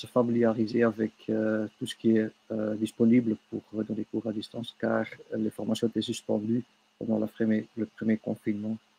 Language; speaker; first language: French; non-native, local second language; Dutch